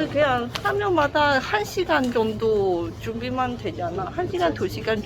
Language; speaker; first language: Korean; non-native, learner; Chinese